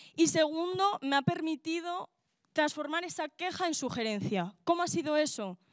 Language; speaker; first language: Spanish; native; Spanish